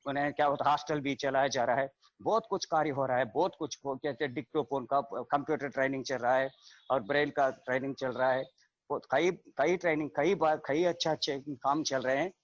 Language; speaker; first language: Hindi; non-native, local second language; Telugu